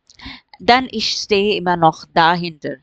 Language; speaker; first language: German; non-native, fluent; Hindi